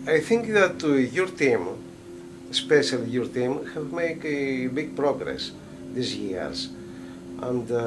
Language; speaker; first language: English; non-native, learner; Greek